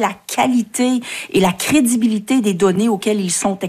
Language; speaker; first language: French; native; French